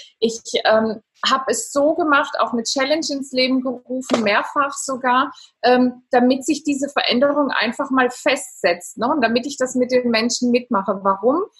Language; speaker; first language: German; non-native, fluent; Italian